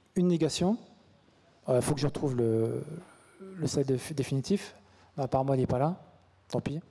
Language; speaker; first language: French; native; French